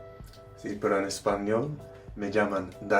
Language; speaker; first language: Spanish; non-native, learner; English